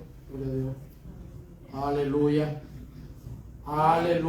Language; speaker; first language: Spanish; native; Spanish